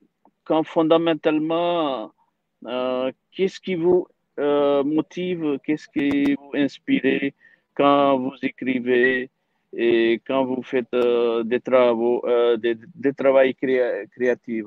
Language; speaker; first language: French; non-native, learner; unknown